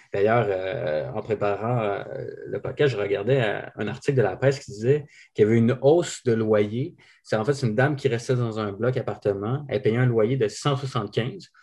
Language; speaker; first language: French; native; French